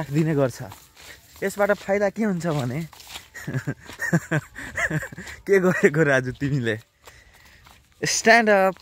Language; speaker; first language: Nepali; non-native, local second language; Maithili